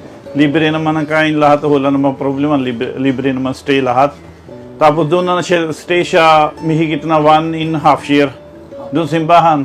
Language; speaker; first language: Filipino; non-native, learner; Punjabi